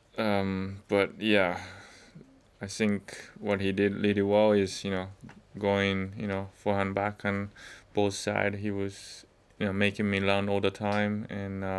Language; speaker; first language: English; non-native, fluent; Japanese